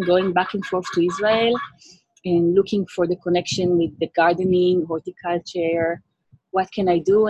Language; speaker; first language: English; non-native, fluent; Hebrew